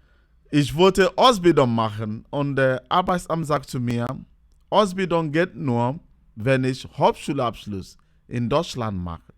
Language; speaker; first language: German; non-native, learner; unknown